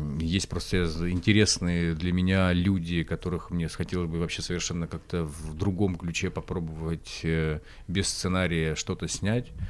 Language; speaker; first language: Russian; native; Russian